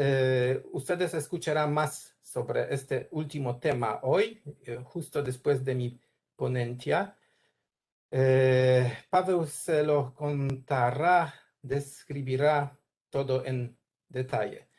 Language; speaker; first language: Spanish; non-native, learner; Polish